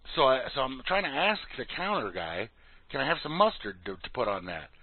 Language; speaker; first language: English; native; English